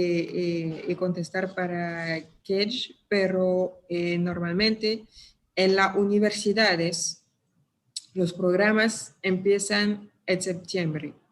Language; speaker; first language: Spanish; non-native, fluent; French